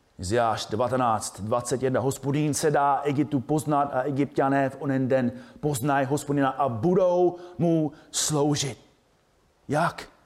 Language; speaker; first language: Czech; non-native, fluent; English